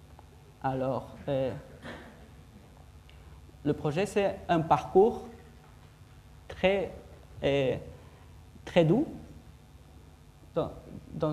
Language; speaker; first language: French; non-native, fluent; Spanish